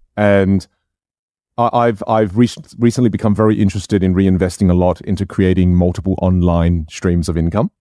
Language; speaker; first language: English; non-native, local second language; Chinese